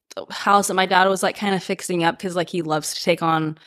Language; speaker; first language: English; early bilingual, other home language; Spanish